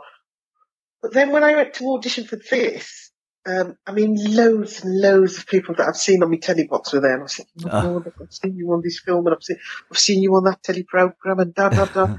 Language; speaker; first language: English; native; English